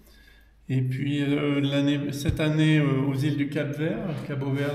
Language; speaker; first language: French; native; French